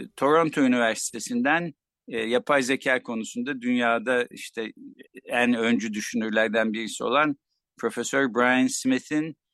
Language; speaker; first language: Turkish; native; Turkish